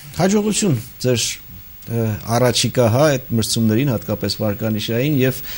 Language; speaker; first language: Armenian; native; Armenian